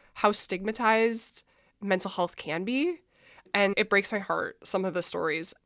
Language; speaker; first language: English; native; English